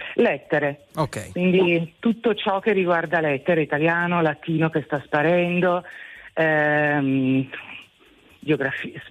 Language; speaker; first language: Italian; native; Italian